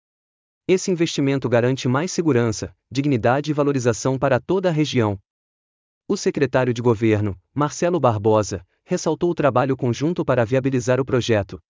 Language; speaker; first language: Portuguese; native; Portuguese